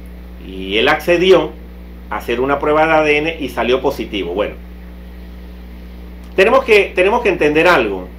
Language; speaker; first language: Spanish; native; Spanish